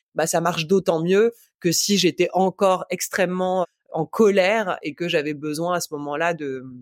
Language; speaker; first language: French; native; French